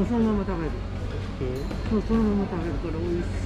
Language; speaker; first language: Japanese; native; Japanese